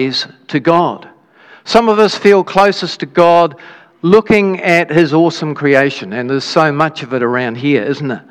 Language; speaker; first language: English; native; English